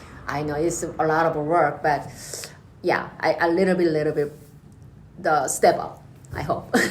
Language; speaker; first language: English; non-native, learner; Korean